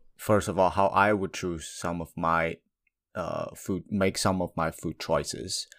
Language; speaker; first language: English; non-native, fluent; Chinese